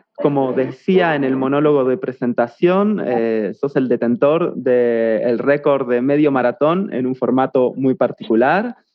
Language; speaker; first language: Spanish; native; Spanish